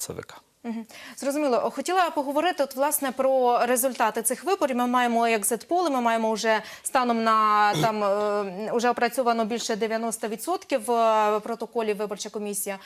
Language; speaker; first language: Ukrainian; native; Ukrainian